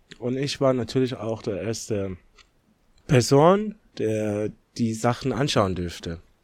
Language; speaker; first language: German; non-native, fluent; Persian